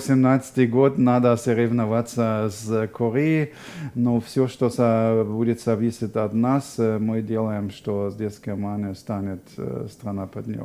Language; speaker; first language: Russian; non-native, fluent; German